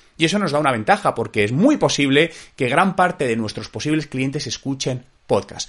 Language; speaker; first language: Spanish; native; Spanish